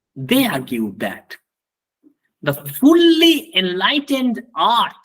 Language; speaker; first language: English; non-native, local second language; Bangla